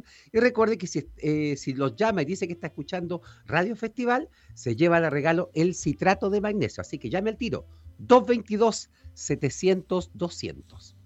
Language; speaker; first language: Spanish; native; Spanish